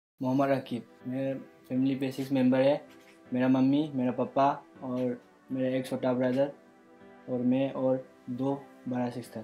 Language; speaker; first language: Hindi; non-native, local second language; Bangla